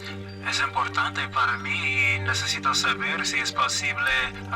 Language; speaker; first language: Spanish; non-native, learner; English